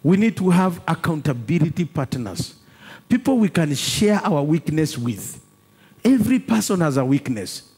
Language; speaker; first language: English; non-native, local second language; Swahili